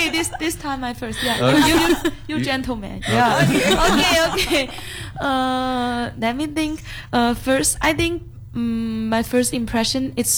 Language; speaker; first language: English; non-native, fluent; Chinese